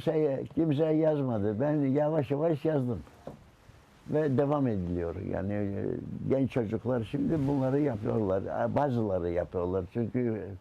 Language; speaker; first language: Turkish; non-native, local second language; Greek